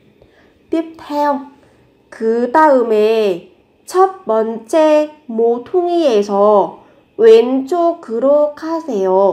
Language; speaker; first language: Korean; non-native, fluent; Vietnamese